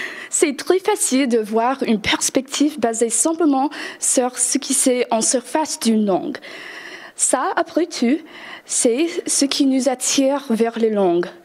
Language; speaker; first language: French; non-native, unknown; English